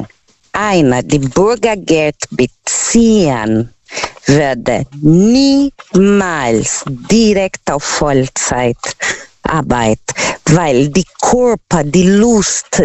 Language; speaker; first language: German; non-native, learner; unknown